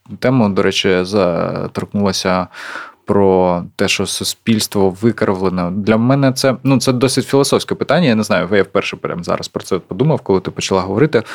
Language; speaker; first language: Ukrainian; non-native, local second language; Russian